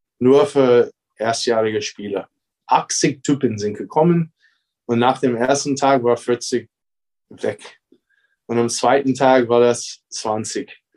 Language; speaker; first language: German; non-native, fluent; English